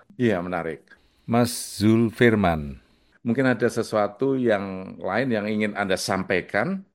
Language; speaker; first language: Indonesian; native; Indonesian